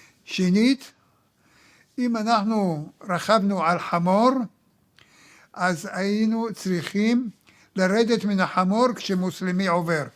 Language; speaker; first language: Hebrew; early bilingual, other home language; Arabic